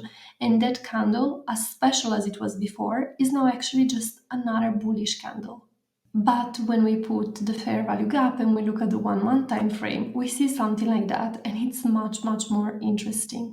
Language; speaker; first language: English; non-native, fluent; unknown